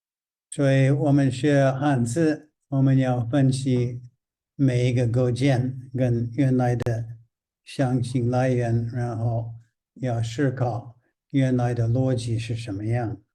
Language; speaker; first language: Chinese; non-native, fluent; English